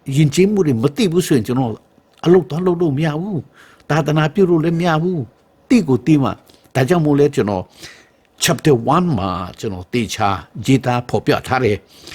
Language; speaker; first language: Burmese; non-native, local second language; Shan